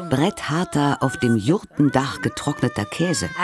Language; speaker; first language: German; native; German